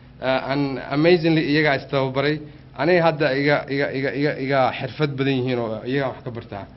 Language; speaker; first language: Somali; native; Somali